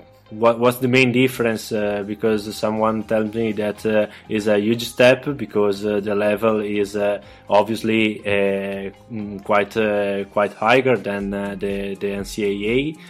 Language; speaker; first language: English; non-native, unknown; Italian